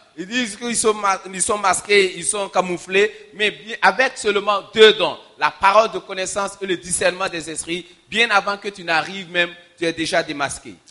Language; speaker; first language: French; non-native, local second language; Mossi